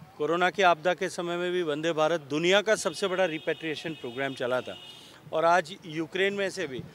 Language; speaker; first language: Hindi; native; Hindi